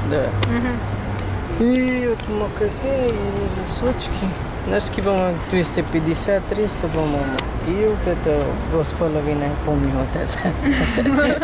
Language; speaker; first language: Russian; non-native, learner; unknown